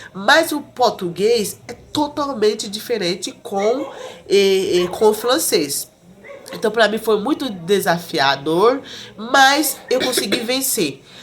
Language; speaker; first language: Portuguese; non-native, fluent; Haitian Creole